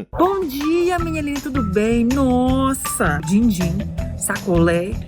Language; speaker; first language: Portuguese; non-native, fluent; English